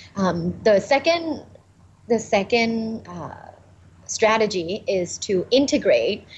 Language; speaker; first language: English; non-native, fluent; Thai